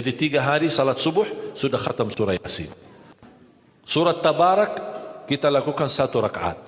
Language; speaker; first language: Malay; non-native, fluent; Arabic